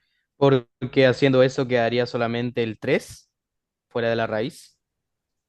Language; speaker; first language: Spanish; native; Spanish